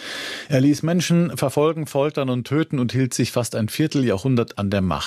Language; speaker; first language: German; native; German